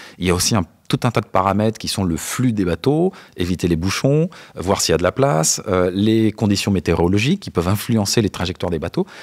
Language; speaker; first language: French; native; French